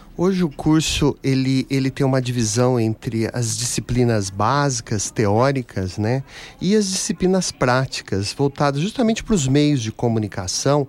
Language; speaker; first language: Portuguese; native; Portuguese